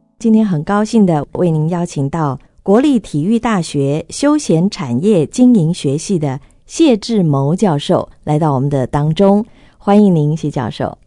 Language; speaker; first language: Chinese; native; Chinese